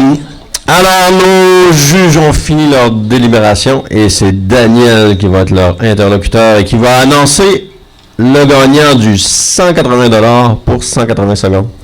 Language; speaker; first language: French; native; French